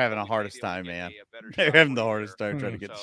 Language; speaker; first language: English; native; English